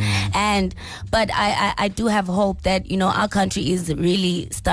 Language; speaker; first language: English; non-native, local second language; Tswana